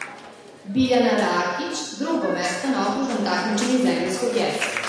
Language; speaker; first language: Serbian; native; Serbian